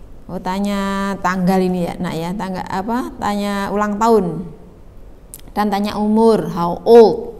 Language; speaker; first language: Indonesian; non-native, local second language; Javanese